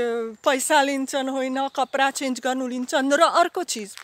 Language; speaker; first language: Nepali; non-native, fluent; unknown